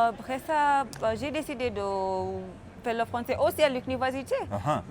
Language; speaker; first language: French; non-native, fluent; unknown